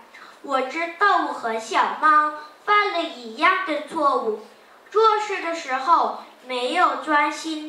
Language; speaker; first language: Chinese; non-native, learner; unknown